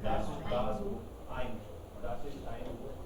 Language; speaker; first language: German; non-native, learner; Hindi